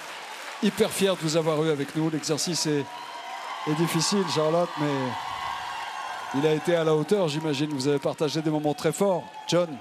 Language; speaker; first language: French; native; French